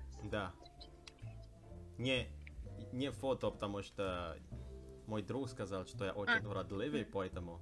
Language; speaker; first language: Russian; non-native, learner; Indonesian